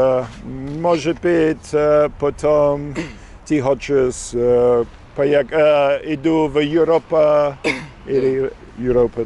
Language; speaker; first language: Russian; non-native, learner; English